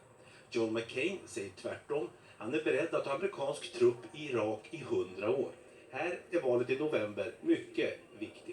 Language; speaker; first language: Swedish; native; Swedish